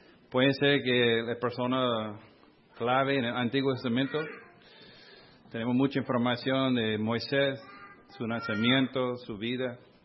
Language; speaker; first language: Spanish; non-native, fluent; English